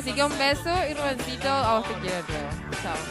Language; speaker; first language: Spanish; native; Spanish